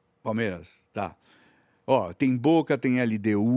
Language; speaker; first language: Portuguese; native; Portuguese